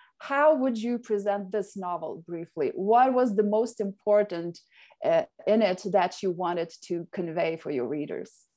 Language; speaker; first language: English; non-native, fluent; Lithuanian